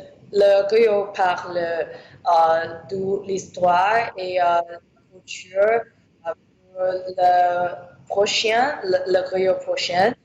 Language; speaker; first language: French; non-native, learner; English